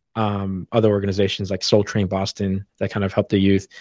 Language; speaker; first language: English; native; English